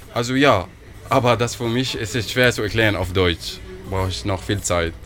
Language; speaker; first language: German; non-native, learner; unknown